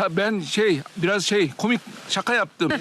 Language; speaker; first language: Turkish; non-native, fluent; Korean